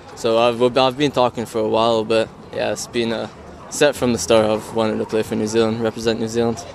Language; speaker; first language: English; native; English